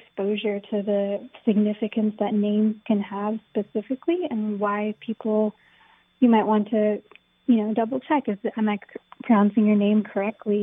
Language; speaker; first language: English; native; English